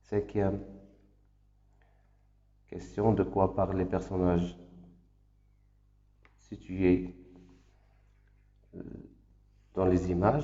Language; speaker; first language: French; non-native, local second language; Arabic